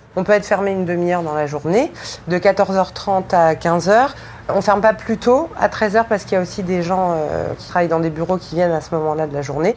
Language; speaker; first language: French; native; French